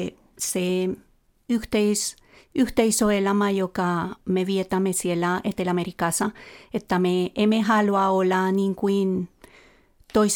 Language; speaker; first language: Finnish; non-native, fluent; Spanish